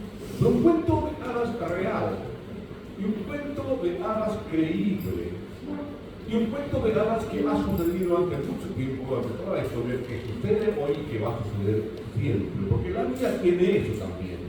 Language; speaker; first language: Spanish; native; Spanish